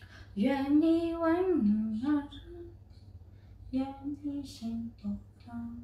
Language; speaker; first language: Chinese; native; Chinese